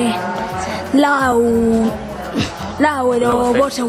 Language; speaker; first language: Basque; non-native, local second language; Spanish